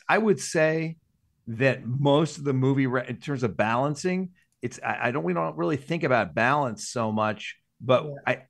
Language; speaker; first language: English; native; English